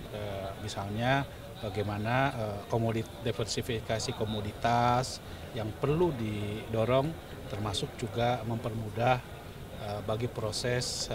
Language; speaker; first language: Indonesian; native; Indonesian